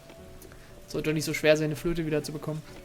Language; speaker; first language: German; native; German